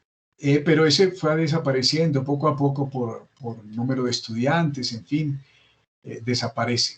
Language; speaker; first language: Spanish; native; Spanish